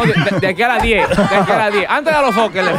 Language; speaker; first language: Spanish; native; Spanish